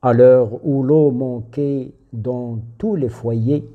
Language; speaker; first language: French; non-native, local second language; Arabic